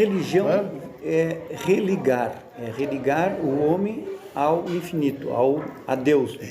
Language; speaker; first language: Portuguese; native; Portuguese